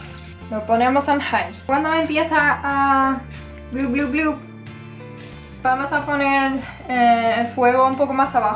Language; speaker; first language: Spanish; non-native, fluent; English